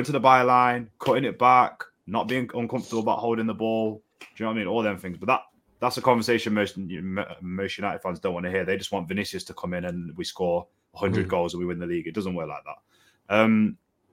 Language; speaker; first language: English; native; English